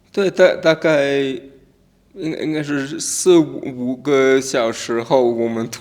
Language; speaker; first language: Chinese; non-native, learner; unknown